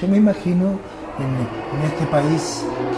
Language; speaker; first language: Portuguese; non-native, learner; Spanish